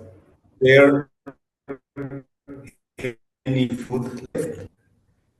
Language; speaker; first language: English; non-native, learner; Spanish